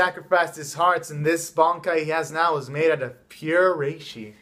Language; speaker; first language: English; native; English